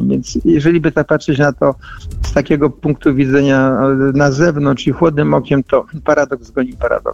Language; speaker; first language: Polish; native; Polish